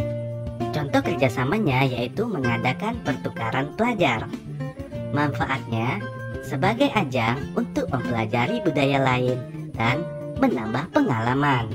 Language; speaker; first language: Indonesian; native; Indonesian